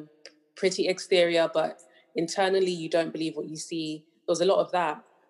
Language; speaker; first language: English; native; English